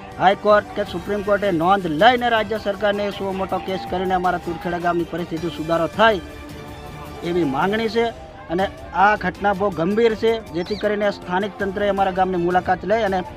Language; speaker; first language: Gujarati; non-native, local second language; Rathawi